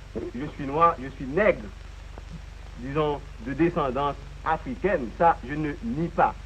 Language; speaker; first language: French; non-native, local second language; Haitian Creole